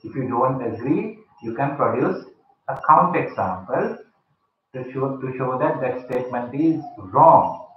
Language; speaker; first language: English; non-native, local second language; Sinhala